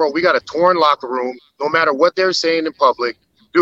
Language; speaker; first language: English; native; English